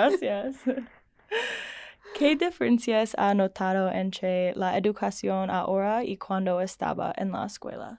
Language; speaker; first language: Spanish; non-native, learner; English